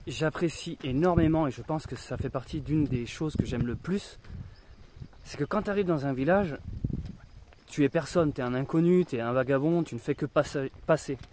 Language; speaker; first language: French; native; French